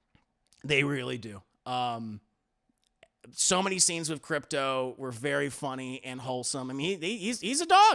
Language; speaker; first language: English; native; English